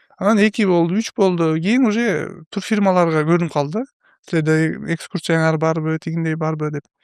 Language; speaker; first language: Kyrgyz; non-native, local second language; Uzbek